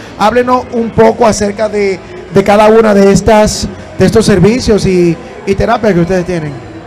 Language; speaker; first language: Spanish; native; Spanish